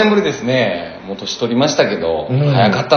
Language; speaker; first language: Japanese; native; Japanese